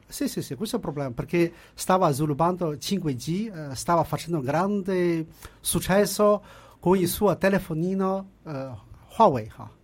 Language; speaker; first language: Italian; non-native, fluent; Chinese